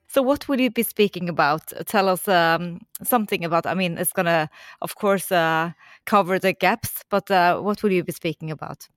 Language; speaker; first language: English; non-native, fluent; Norwegian